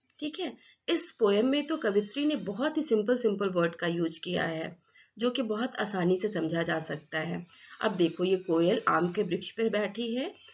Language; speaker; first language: Hindi; non-native, local second language; Assamese